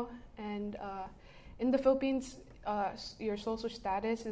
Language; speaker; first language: English; early bilingual, other home language; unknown